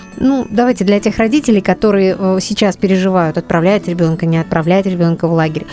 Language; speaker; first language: Russian; native; Russian